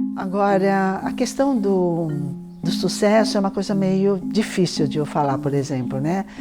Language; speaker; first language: Portuguese; early bilingual, other home language; Chinese